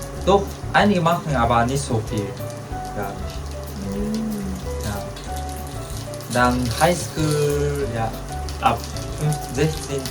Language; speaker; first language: German; non-native, learner; Japanese